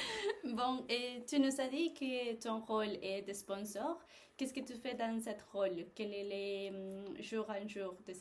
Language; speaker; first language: French; non-native, learner; Spanish